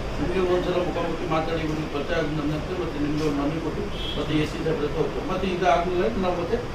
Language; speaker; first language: Kannada; non-native, local second language; Urdu